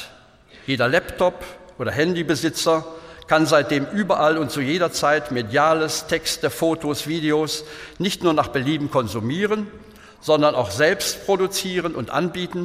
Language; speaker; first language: German; native; German